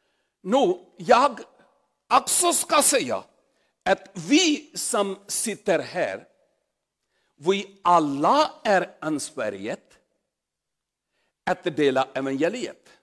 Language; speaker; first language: Swedish; non-native, learner; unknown